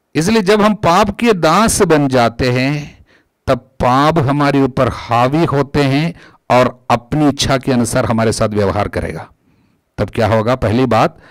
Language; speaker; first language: Hindi; non-native, local second language; Malayalam